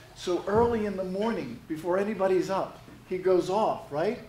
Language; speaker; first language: English; native; English